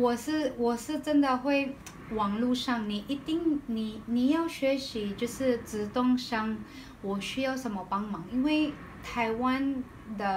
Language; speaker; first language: Chinese; non-native, learner; Filipino